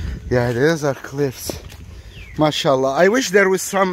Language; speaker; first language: English; non-native, fluent; Turkish